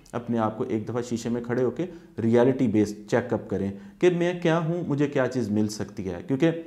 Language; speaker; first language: Urdu; native; Urdu